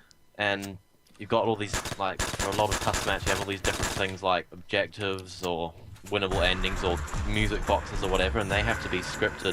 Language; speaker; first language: English; native; English